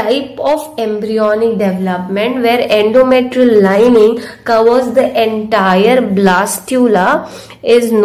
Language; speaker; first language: English; non-native, local second language; Hindi